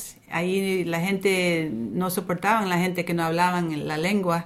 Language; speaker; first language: Spanish; early bilingual, other home language; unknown